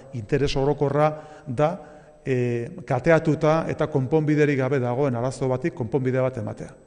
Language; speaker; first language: Basque; native; Basque